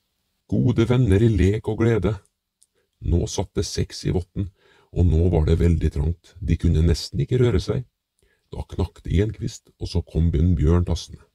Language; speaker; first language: Norwegian; native; Norwegian